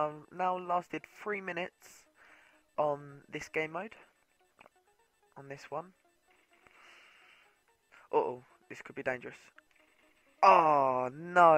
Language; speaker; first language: English; native; English